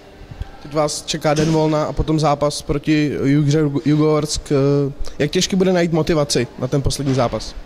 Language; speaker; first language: Czech; native; Czech